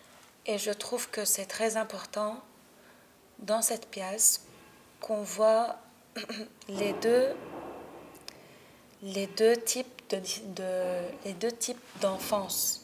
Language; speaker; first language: French; non-native, local second language; Arabic